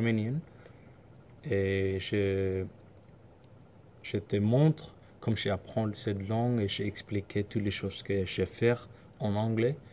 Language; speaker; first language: French; non-native, learner; Somali